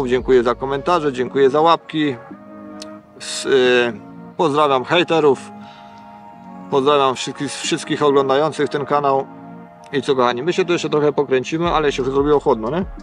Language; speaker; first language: Polish; native; Polish